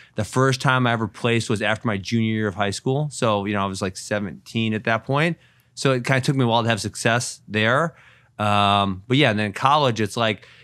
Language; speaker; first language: English; native; English